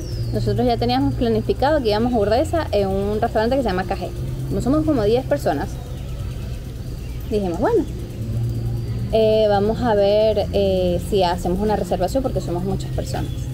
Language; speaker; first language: Spanish; native; Spanish